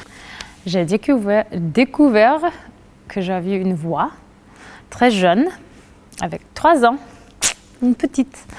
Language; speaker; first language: French; non-native, fluent; Spanish